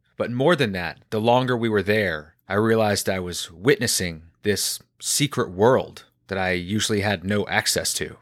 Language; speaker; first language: English; native; English